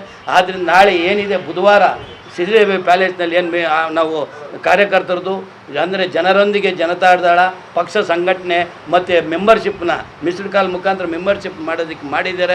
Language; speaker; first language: Kannada; native; Kannada